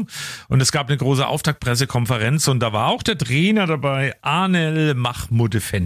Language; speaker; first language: German; native; German